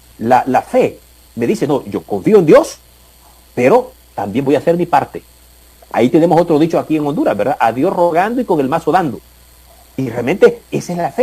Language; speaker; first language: Spanish; native; Spanish